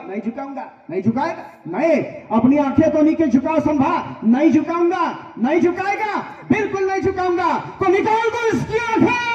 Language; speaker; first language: Hindi; non-native, local second language; Marathi